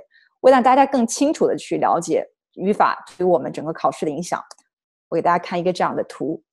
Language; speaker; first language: Chinese; native; Chinese